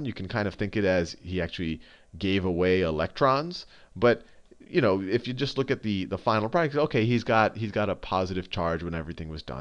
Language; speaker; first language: English; native; English